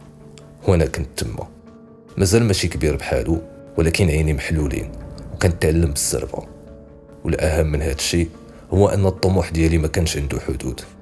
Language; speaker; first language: Arabic; native; Arabic